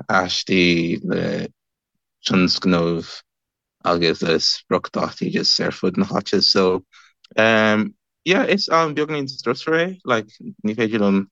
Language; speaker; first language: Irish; non-native, learner; English